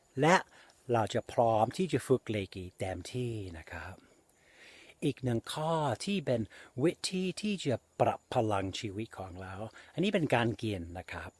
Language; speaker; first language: Thai; non-native, fluent; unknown